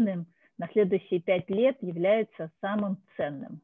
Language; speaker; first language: Russian; native; Russian